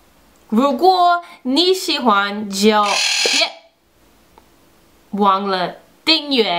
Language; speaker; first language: Chinese; non-native, learner; English